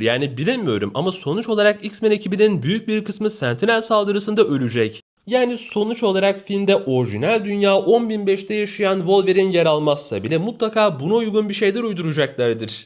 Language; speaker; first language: Turkish; native; Turkish